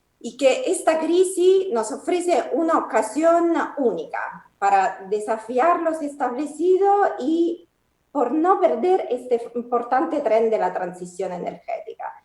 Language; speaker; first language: Spanish; non-native, fluent; Italian